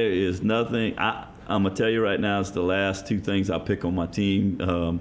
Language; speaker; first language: English; native; English